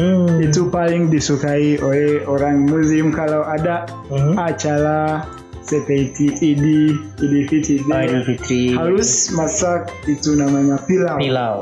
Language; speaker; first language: Indonesian; non-native, learner; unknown